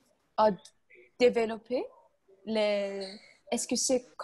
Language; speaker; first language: French; non-native, learner; English